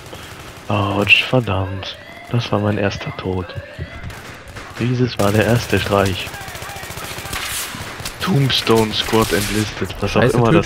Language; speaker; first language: German; native; German